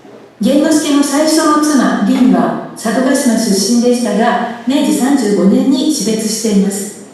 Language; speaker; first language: Japanese; native; Japanese